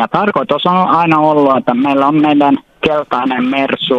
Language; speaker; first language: Finnish; non-native, local second language; Swedish